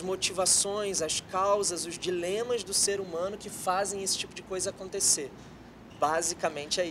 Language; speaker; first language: Portuguese; native; Portuguese